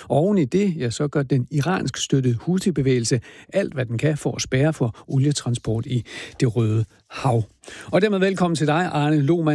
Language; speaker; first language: Danish; native; Danish